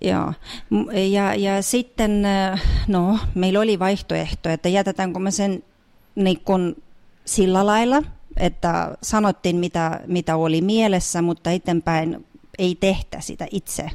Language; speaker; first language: Finnish; non-native, fluent; Russian